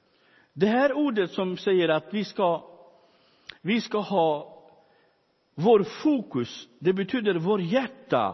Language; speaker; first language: Swedish; non-native, fluent; Romany